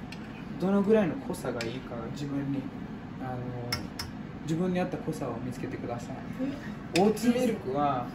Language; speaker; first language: Japanese; non-native, fluent; English